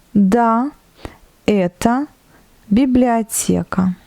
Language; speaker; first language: Russian; non-native, fluent; French